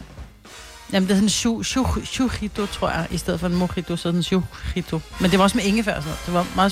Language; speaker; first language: Danish; native; Danish